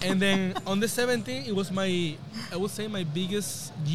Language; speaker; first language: English; non-native, fluent; Spanish